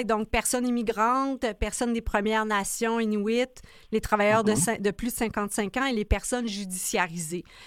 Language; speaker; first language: French; native; French